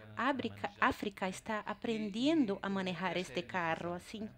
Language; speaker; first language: Spanish; non-native, fluent; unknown